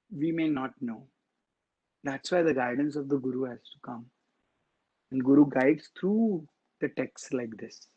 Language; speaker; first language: English; non-native, local second language; Marathi